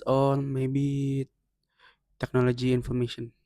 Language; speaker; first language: English; non-native, learner; Indonesian